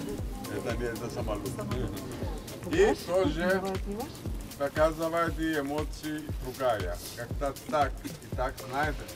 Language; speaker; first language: Russian; non-native, learner; Greek